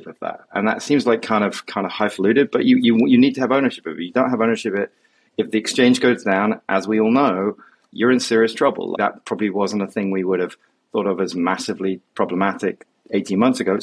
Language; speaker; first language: English; native; English